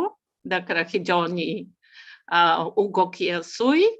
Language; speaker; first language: Japanese; non-native, learner; Bulgarian